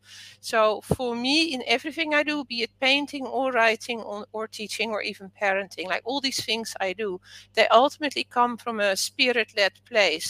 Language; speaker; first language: English; non-native, fluent; Dutch